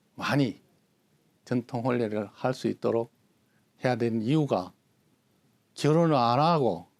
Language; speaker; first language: Korean; native; Korean